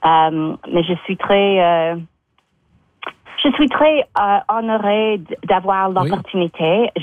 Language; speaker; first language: French; non-native, local second language; English